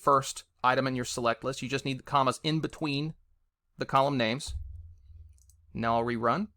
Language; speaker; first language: English; native; English